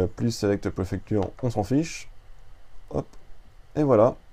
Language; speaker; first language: French; native; French